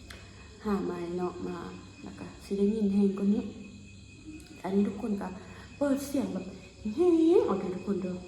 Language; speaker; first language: Thai; non-native, local second language; Lao